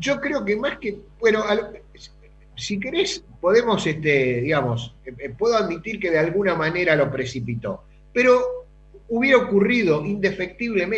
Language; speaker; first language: Spanish; native; Spanish